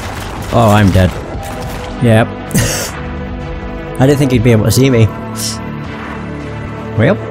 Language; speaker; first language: English; native; English